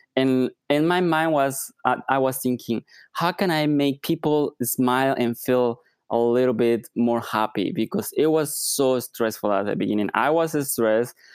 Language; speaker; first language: English; non-native, fluent; Spanish